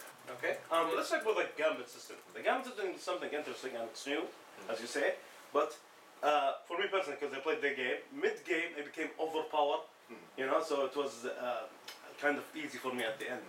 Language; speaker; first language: English; non-native, fluent; Arabic